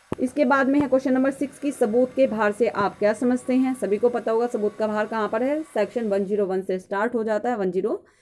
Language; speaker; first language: Hindi; native; Hindi